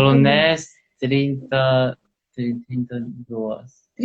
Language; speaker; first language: Portuguese; non-native, learner; Polish